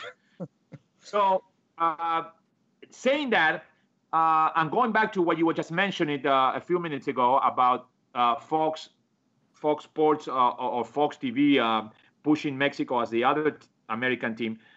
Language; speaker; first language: English; non-native, fluent; Spanish